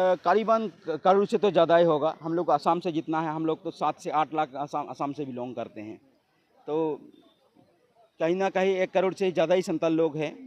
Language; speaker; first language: Hindi; non-native, local second language; Santali